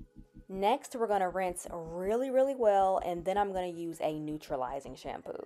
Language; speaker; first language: English; native; English